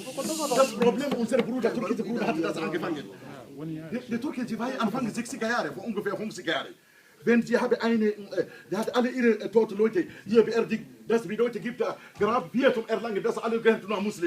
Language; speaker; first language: German; non-native, learner; Hausa